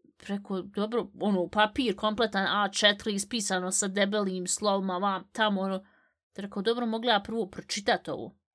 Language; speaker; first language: Bosnian; early bilingual, heritage; Bosnian